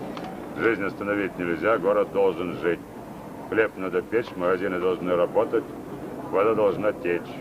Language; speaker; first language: Russian; native; Russian